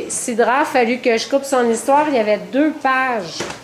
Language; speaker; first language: French; native; French